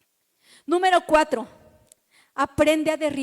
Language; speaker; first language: Spanish; native; Spanish